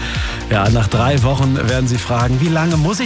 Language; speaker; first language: German; native; German